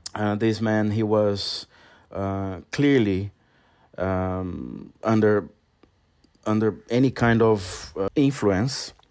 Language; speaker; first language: English; non-native, fluent; Portuguese